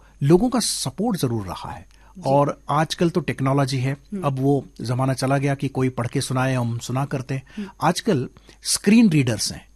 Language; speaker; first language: Hindi; non-native, local second language; Sindhi